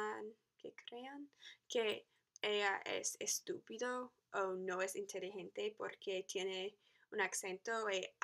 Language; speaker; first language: Spanish; non-native, learner; English